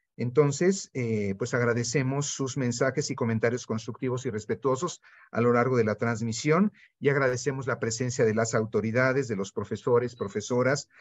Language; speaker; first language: Spanish; native; Spanish